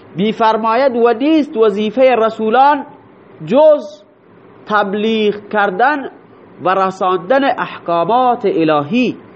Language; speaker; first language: Persian; non-native, local second language; Baluchi